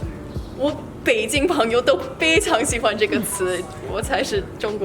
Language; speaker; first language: Chinese; non-native, fluent; English